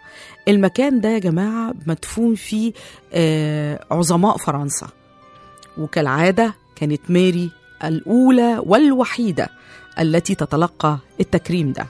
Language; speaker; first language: Arabic; native; Arabic